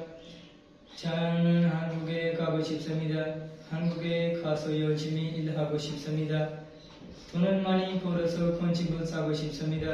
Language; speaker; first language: Korean; non-native, learner; Punjabi